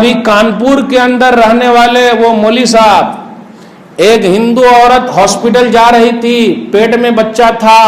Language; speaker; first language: Hindi; native; Hindi